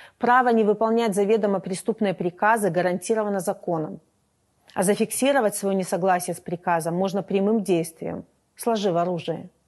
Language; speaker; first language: Russian; native; Russian